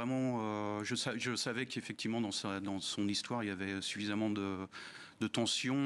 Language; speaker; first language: French; native; French